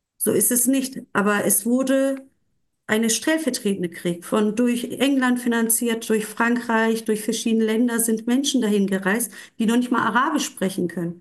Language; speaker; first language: German; non-native, fluent; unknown